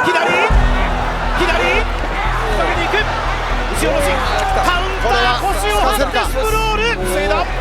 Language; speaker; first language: Japanese; native; Japanese